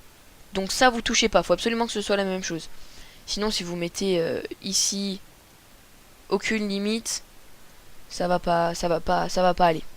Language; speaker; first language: French; native; French